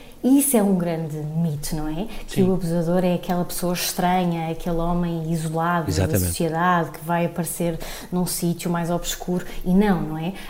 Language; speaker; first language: Portuguese; native; Portuguese